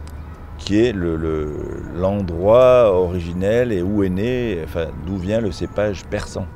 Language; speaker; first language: French; native; French